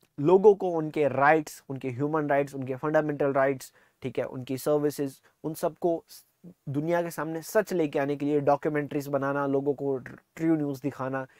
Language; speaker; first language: Hindi; non-native, local second language; Punjabi